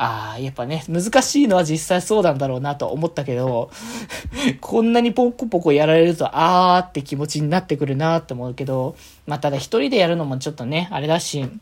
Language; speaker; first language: Japanese; native; Japanese